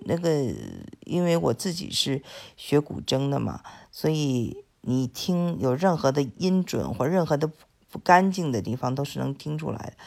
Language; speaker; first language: Chinese; native; Chinese